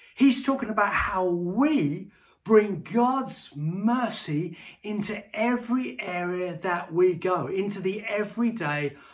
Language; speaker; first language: English; native; English